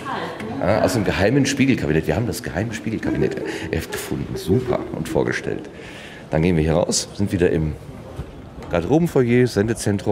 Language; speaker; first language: German; native; German